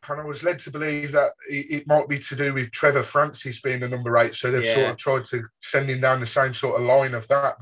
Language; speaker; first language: English; native; English